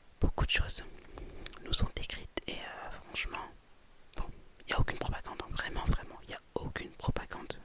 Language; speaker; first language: French; native; French